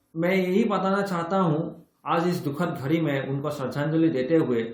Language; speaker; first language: Hindi; non-native, local second language; Assamese